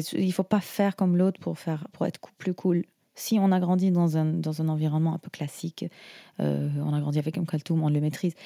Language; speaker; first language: French; non-native, fluent; Arabic